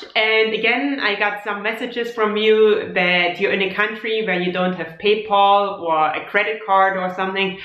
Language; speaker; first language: English; non-native, fluent; German